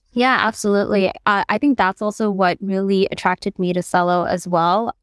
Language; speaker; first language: English; non-native, local second language; Bangla